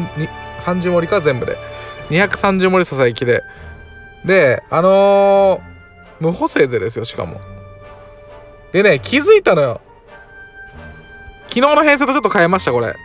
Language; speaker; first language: Japanese; native; Japanese